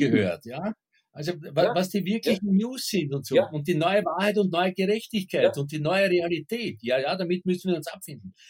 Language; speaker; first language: German; native; German